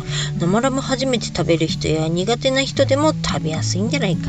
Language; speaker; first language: Japanese; native; Japanese